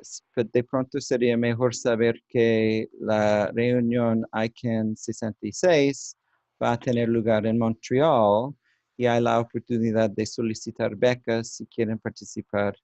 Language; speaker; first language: Spanish; non-native, learner; English